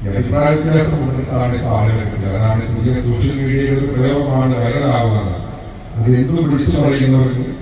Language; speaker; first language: Malayalam; native; Malayalam